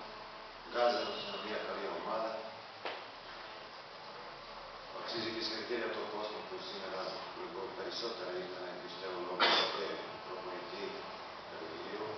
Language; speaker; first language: Greek; non-native, fluent; Serbian